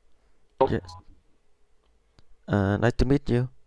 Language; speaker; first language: English; non-native, learner; Vietnamese